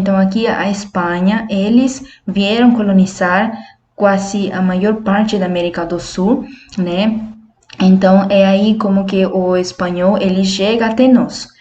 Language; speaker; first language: Portuguese; non-native, fluent; Spanish